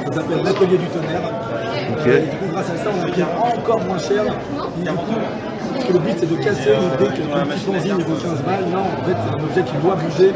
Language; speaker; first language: French; native; French